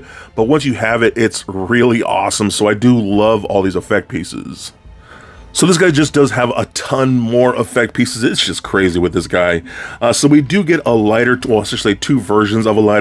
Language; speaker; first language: English; native; English